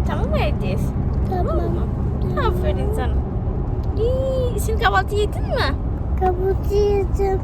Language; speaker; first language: Turkish; non-native, fluent; Indonesian